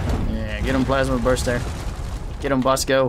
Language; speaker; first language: English; native; English